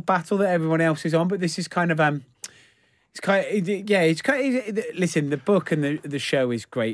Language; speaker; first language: English; native; English